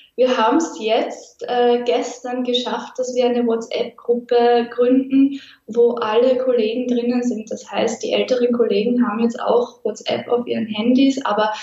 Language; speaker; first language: German; native; German